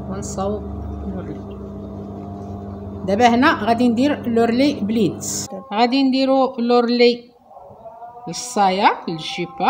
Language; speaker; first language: Arabic; native; Arabic